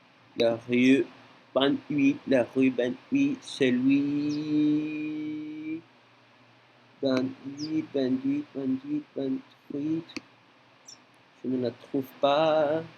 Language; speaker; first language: French; non-native, learner; Spanish